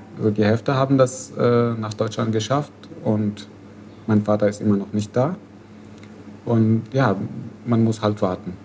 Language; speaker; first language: German; non-native, fluent; Arabic